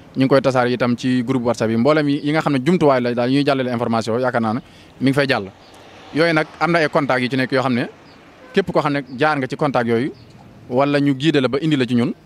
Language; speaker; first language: Wolof; native; Wolof